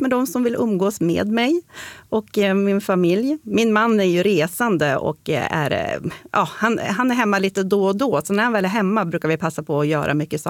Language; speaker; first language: Swedish; native; Swedish